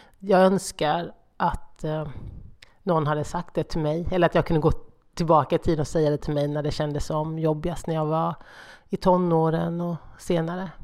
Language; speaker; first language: Swedish; native; Swedish